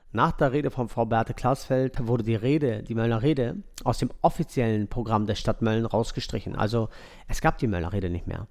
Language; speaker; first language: German; native; German